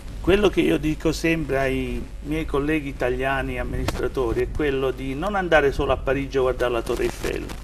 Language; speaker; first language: Italian; native; Italian